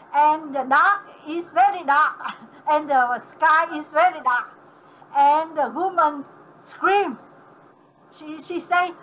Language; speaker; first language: English; non-native, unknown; Vietnamese